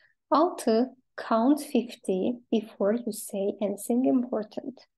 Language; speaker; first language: English; non-native, fluent; Azerbaijani